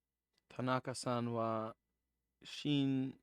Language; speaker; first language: Japanese; non-native, learner; English